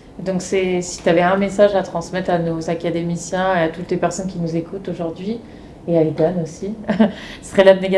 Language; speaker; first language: French; native; French